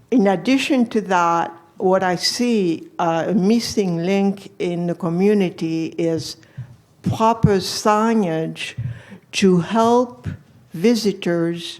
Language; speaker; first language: English; non-native, fluent; French